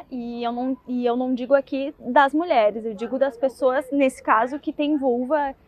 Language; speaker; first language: Portuguese; native; Portuguese